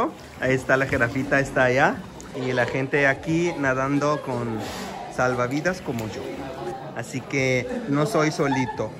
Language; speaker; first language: Spanish; non-native, fluent; Arabic